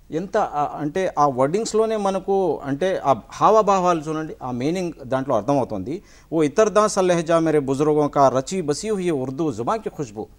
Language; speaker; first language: Telugu; non-native, local second language; Urdu